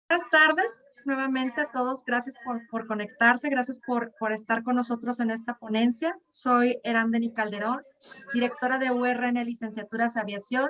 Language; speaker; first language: Spanish; native; Spanish